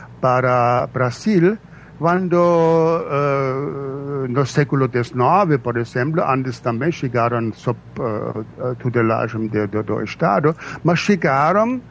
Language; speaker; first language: Portuguese; non-native, fluent; German